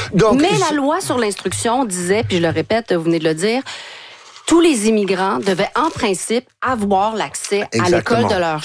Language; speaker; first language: French; native; French